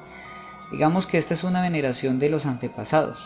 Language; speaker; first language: Spanish; native; Spanish